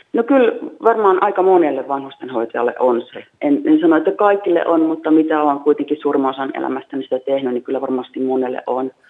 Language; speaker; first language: Finnish; native; Finnish